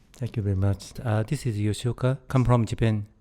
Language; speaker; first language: English; non-native, learner; Japanese